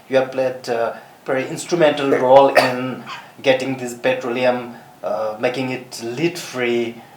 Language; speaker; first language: English; non-native, local second language; Nepali